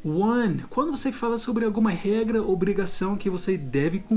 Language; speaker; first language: Portuguese; non-native, fluent; English